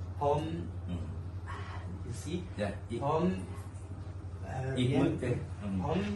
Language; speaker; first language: Thai; non-native, learner; German